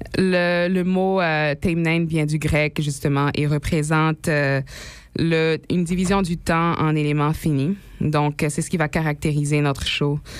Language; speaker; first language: French; non-native, local second language; Haitian Creole